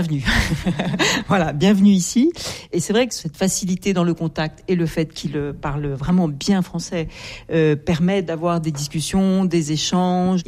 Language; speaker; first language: French; native; French